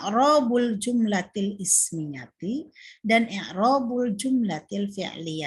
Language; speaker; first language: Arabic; non-native, fluent; Indonesian